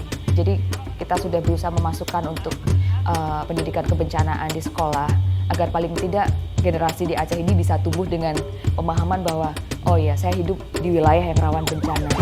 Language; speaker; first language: Indonesian; native; Indonesian